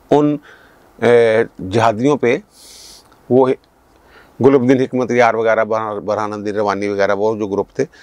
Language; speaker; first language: Urdu; non-native, local second language; Punjabi